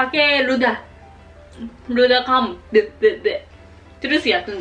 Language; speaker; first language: Indonesian; non-native, learner; Japanese